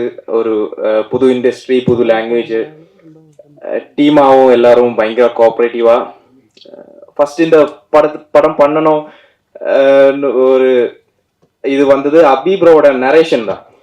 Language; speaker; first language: Tamil; non-native, fluent; Malayalam